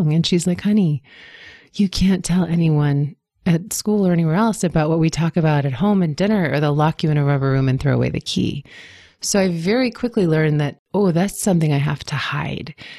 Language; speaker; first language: English; native; English